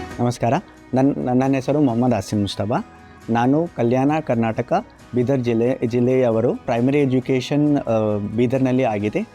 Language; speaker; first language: Kannada; non-native, local second language; Urdu